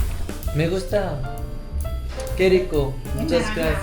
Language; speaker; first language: Spanish; non-native, learner; Korean